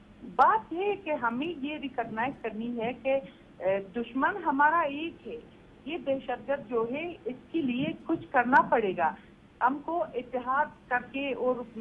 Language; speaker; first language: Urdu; non-native, fluent; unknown